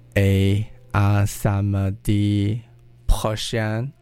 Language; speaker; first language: French; non-native, learner; Chinese